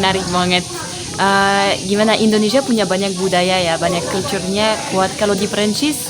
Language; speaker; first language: Indonesian; non-native, fluent; French